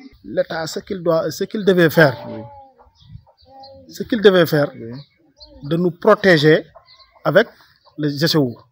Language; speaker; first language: French; non-native, learner; Wolof